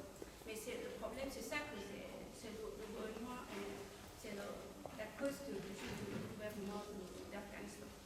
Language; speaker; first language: French; non-native, fluent; Persian